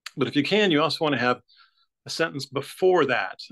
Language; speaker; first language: English; native; English